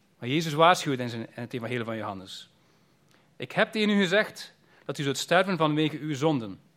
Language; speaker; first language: Dutch; native; Dutch